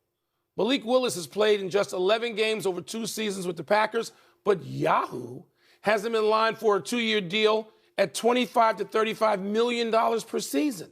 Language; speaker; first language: English; native; English